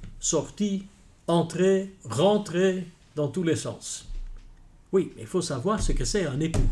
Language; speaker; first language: French; non-native, local second language; Dutch